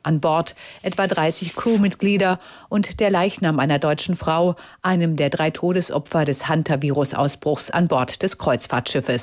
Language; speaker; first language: German; native; German